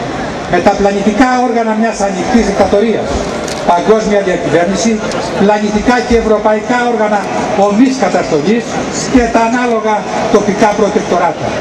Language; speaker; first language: Greek; native; Greek